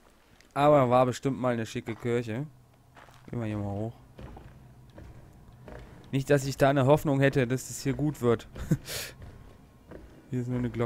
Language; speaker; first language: German; native; German